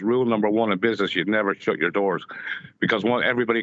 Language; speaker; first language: English; native; English